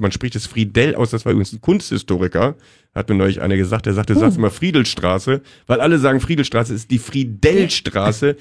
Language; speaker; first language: German; native; German